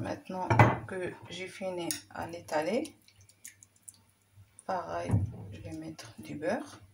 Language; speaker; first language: French; non-native, local second language; Arabic